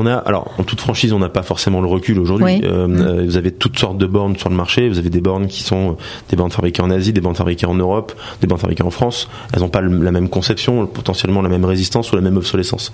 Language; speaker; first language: French; native; French